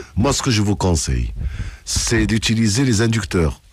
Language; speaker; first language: French; non-native, local second language; Arabic